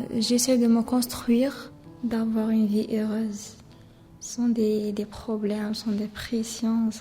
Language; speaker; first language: French; non-native, local second language; Arabic